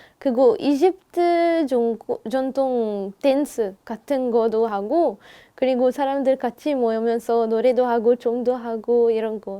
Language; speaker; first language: Korean; non-native, learner; Arabic